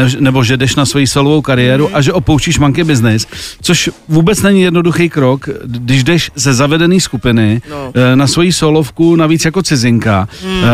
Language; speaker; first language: Czech; native; Czech